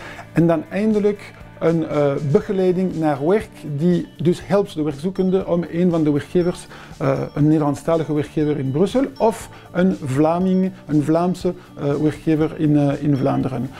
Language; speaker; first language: Dutch; non-native, local second language; French